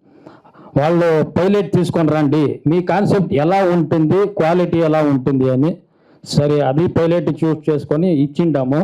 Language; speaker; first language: Telugu; non-native, local second language; Kannada